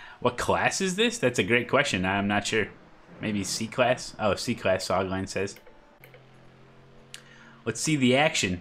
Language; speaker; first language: English; native; English